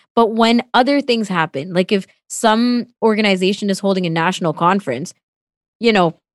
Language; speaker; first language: English; non-native, fluent; Tamil